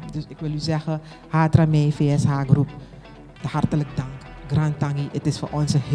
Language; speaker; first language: Dutch; native; Dutch